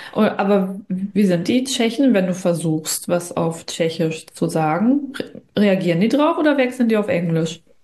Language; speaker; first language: German; native; German